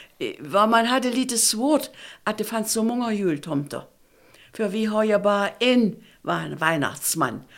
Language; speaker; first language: Swedish; non-native, fluent; German